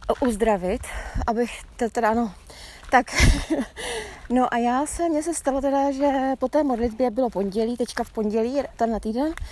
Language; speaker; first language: Czech; native; Czech